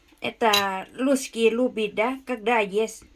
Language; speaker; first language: Russian; non-native, learner; Thai